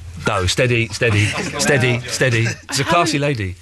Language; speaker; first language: English; native; English